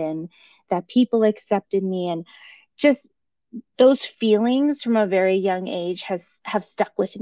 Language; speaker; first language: English; native; English